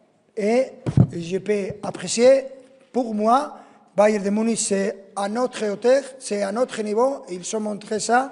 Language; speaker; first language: French; non-native, fluent; Spanish